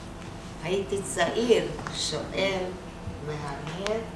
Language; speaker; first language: Hebrew; non-native, fluent; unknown